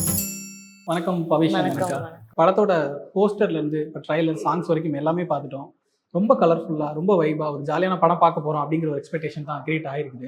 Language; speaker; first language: Tamil; native; Tamil